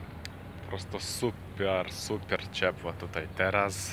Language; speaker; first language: Polish; non-native, fluent; Ukrainian